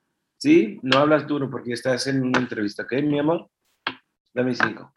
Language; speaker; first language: English; native; English